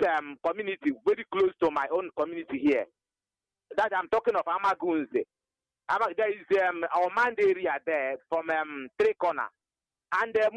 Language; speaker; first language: English; non-native, local second language; Igbo